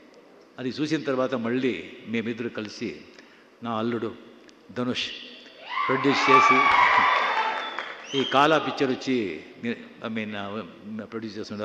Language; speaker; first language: Telugu; non-native, fluent; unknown